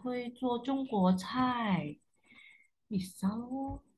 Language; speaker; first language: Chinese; non-native, fluent; Indonesian